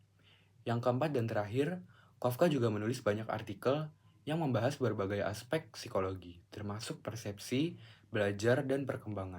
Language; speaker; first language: Indonesian; native; Indonesian